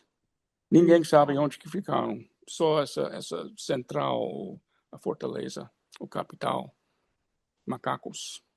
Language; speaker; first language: Portuguese; non-native, fluent; English